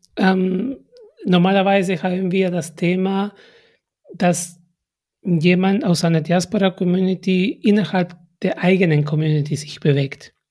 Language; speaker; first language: German; non-native, fluent; Spanish